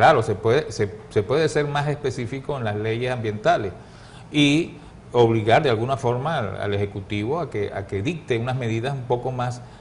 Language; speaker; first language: Spanish; native; Spanish